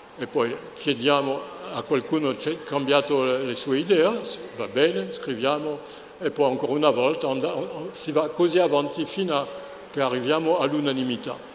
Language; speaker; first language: Italian; non-native, fluent; French